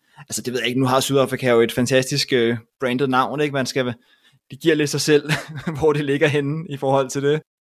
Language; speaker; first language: Danish; native; Danish